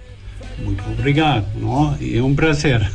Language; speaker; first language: Portuguese; non-native, learner; German